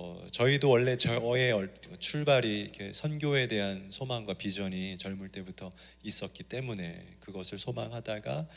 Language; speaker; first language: Korean; native; Korean